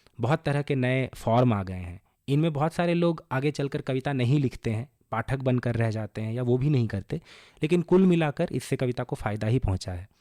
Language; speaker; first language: Hindi; non-native, local second language; Bangla